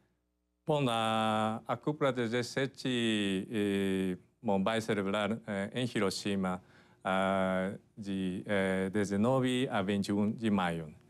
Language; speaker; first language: Portuguese; non-native, fluent; Japanese